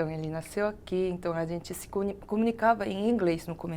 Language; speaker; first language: Portuguese; non-native, fluent; Korean